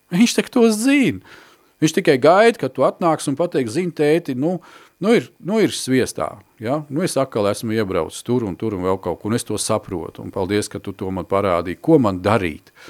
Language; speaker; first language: Latvian; native; Latvian